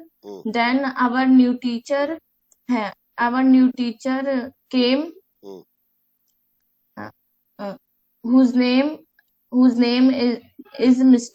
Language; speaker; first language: English; non-native, learner; Hindi